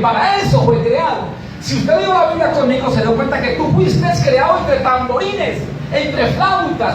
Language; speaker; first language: Spanish; native; Spanish